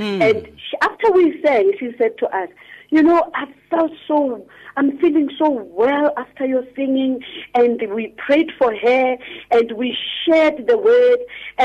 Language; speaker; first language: English; non-native, local second language; Tswana